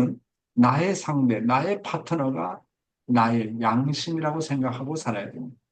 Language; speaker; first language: Korean; native; Korean